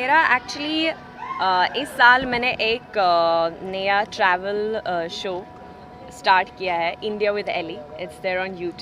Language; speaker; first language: Hindi; non-native, learner; Swedish